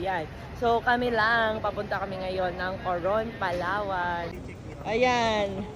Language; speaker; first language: Filipino; native; Filipino